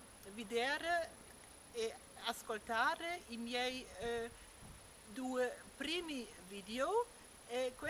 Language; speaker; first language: Italian; non-native, fluent; German